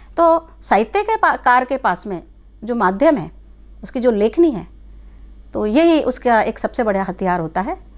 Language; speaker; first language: Hindi; non-native, local second language; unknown